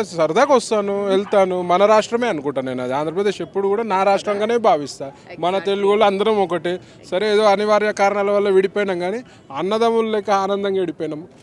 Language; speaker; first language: Telugu; native; Telugu